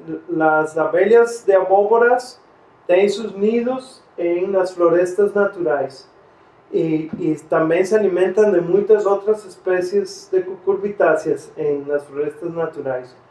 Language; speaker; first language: Spanish; non-native, fluent; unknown